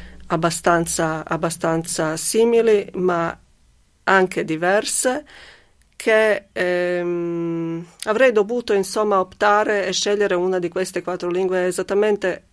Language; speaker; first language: Italian; non-native, fluent; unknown